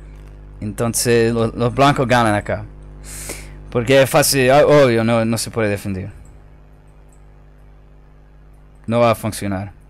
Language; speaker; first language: Spanish; non-native, fluent; English